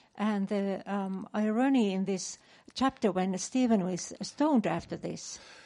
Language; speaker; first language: English; non-native, fluent; Finnish